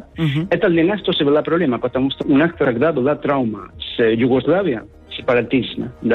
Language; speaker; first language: Russian; non-native, fluent; Spanish